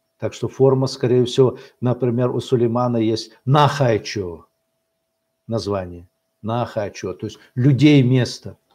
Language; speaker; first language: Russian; non-native, local second language; Chechen